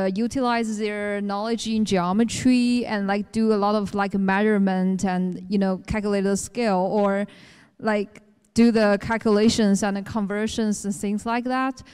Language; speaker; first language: English; non-native, fluent; Chinese